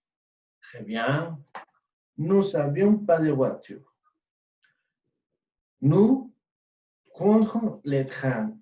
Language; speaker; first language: French; non-native, fluent; Spanish